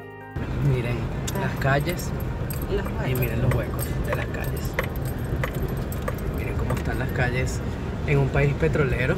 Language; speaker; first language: Spanish; native; Spanish